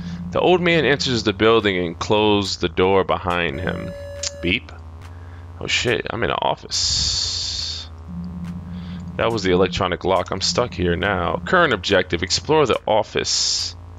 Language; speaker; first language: English; native; English